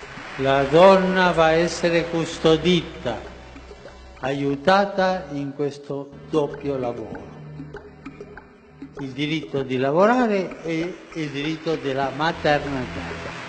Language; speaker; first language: Italian; non-native, fluent; Spanish